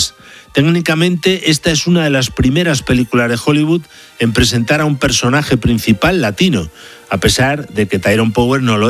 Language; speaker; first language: Spanish; native; Spanish